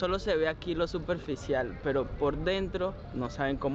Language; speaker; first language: Spanish; native; Spanish